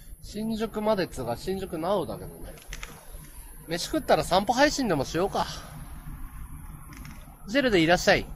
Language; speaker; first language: Japanese; native; Japanese